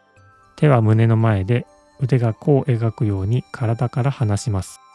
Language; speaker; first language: Japanese; native; Japanese